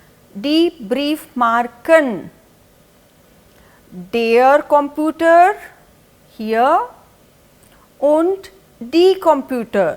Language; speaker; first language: German; non-native, fluent; Hindi